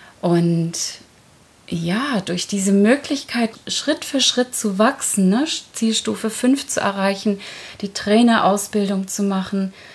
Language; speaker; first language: German; early bilingual, other home language; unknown